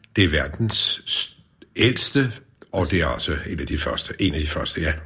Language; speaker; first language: Danish; native; Danish